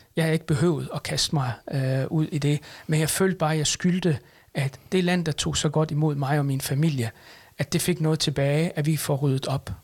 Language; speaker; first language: Danish; early bilingual, other home language; Arabic